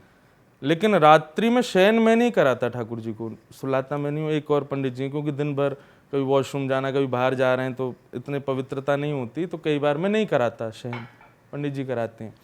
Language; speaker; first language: Hindi; native; Hindi